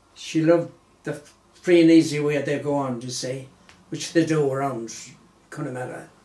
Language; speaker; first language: English; native; English